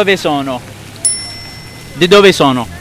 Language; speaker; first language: Italian; non-native, fluent; Arabic